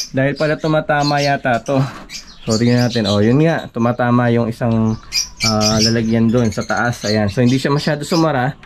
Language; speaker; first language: Filipino; non-native, local second language; Pampanga